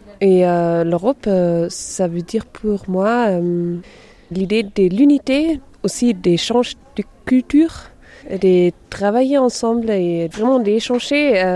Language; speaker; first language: French; non-native, fluent; German